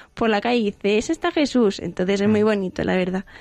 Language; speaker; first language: Spanish; native; Spanish